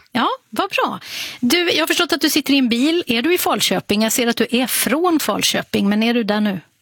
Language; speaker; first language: Swedish; native; Swedish